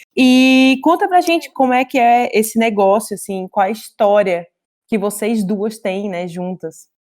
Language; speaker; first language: Portuguese; native; Portuguese